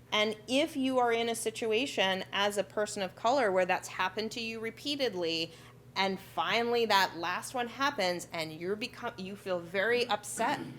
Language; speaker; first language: English; native; English